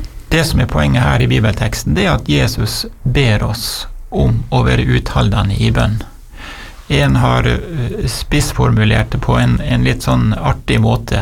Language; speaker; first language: Norwegian; native; Norwegian